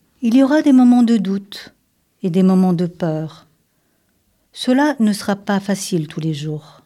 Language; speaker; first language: French; native; French